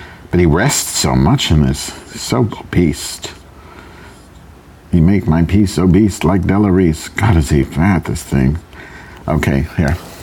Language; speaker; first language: English; native; English